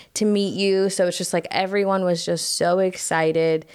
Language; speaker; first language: English; native; English